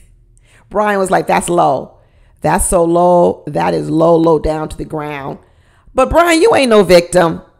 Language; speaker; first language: English; native; English